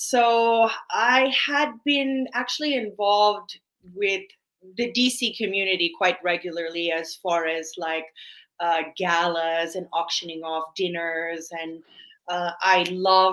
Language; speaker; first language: English; native; English